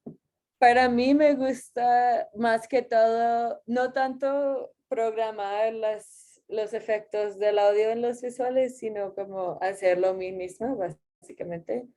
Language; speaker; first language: Spanish; non-native, fluent; English